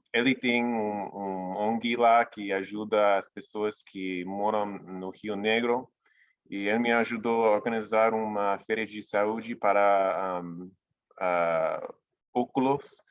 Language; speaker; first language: Portuguese; non-native, fluent; English